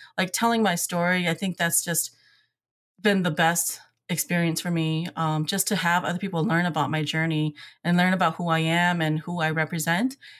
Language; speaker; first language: English; early bilingual, other home language; Hmong